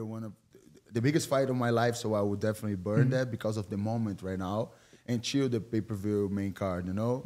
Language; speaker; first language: English; non-native, fluent; Portuguese